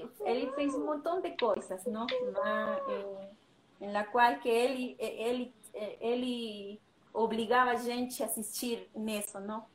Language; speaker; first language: Portuguese; non-native, learner; Spanish